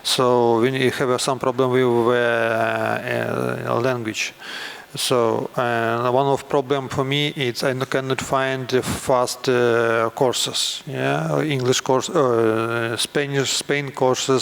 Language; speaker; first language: English; non-native, learner; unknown